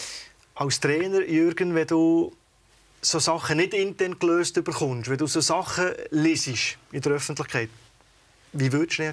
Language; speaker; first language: German; native; German